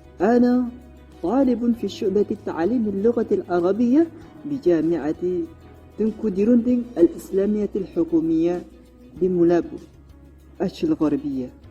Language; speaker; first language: Arabic; non-native, learner; Indonesian